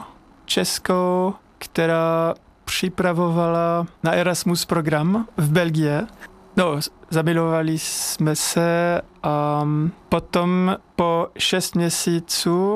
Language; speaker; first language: Czech; non-native, learner; French